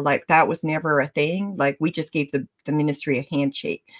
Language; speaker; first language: English; early bilingual, other home language; Pennsylvania German